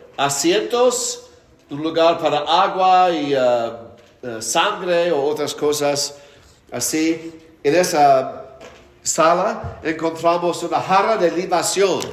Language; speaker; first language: Spanish; non-native, fluent; English